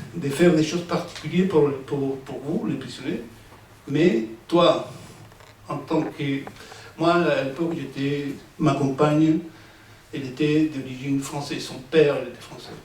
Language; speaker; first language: French; non-native, fluent; Spanish